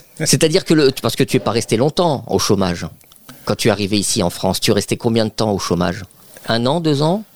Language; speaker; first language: French; native; French